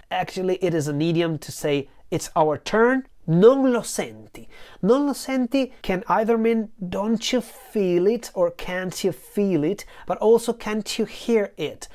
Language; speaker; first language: English; non-native, fluent; Italian